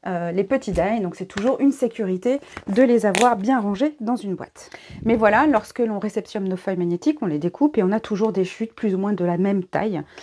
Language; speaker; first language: French; native; French